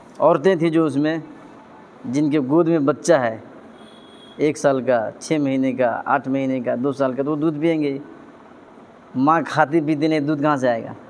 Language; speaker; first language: Urdu; native; Urdu